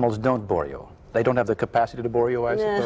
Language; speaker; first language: English; native; English